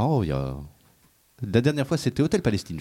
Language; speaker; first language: French; native; French